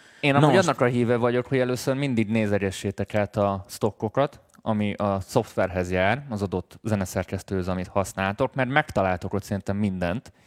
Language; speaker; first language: Hungarian; native; Hungarian